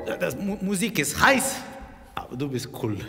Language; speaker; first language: German; non-native, fluent; Russian